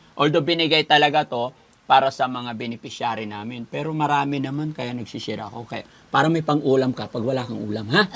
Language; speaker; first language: Filipino; non-native, local second language; Pangasinan